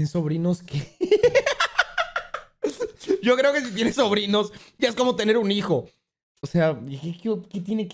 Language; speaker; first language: Spanish; native; Spanish